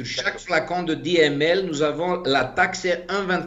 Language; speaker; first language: French; non-native, fluent; Greek